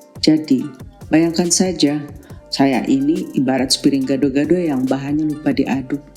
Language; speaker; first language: Indonesian; native; Indonesian